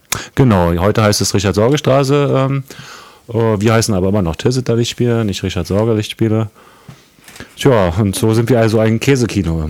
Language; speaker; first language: German; native; German